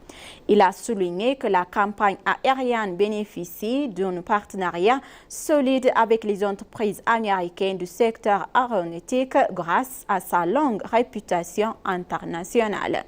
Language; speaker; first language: French; non-native, fluent; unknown